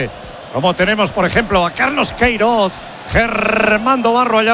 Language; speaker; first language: Spanish; native; Spanish